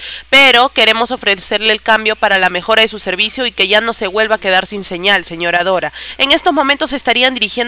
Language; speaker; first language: Spanish; native; Spanish